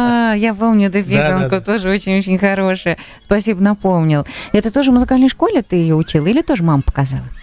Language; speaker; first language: Russian; native; Russian